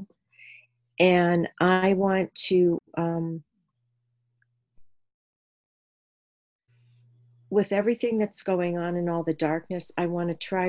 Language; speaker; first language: English; native; English